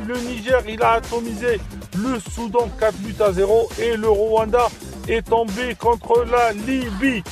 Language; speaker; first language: French; non-native, local second language; Arabic